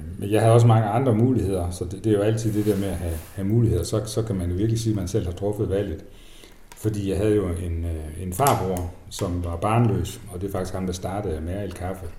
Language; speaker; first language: Danish; native; Danish